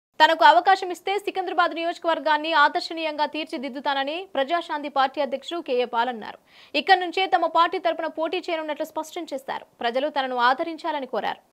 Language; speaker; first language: Telugu; native; Telugu